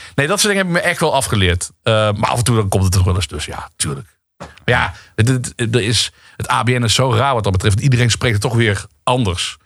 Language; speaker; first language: Dutch; native; Dutch